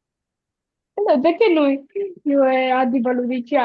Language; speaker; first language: Italian; early bilingual, other home language; Bangla